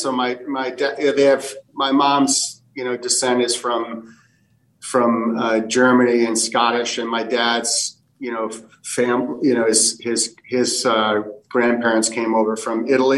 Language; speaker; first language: English; early bilingual, other home language; Portuguese